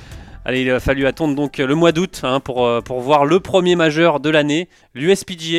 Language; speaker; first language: French; native; French